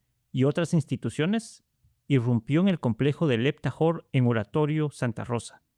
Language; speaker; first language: Spanish; native; Spanish